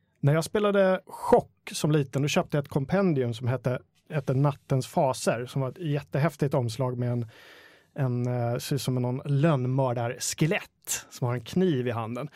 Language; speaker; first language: Swedish; native; Swedish